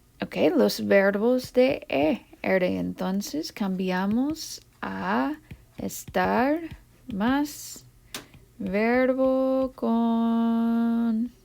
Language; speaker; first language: Spanish; non-native, fluent; English